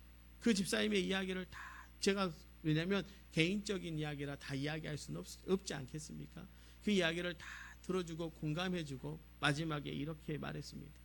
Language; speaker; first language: Korean; native; Korean